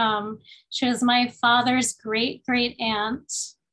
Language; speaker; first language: English; early bilingual, other home language; Spanish